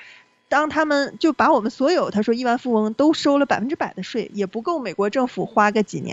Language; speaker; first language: Chinese; native; Chinese